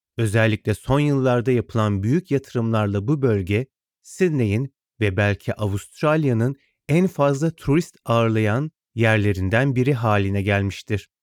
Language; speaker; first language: Turkish; native; Turkish